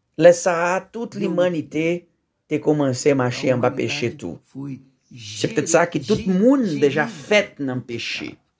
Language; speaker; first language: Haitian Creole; non-native, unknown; Portuguese